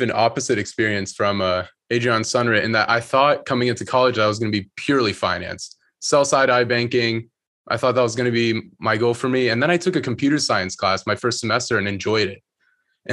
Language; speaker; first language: English; native; English